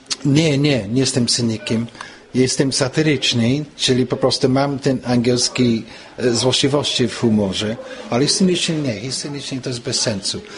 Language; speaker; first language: Polish; non-native, fluent; English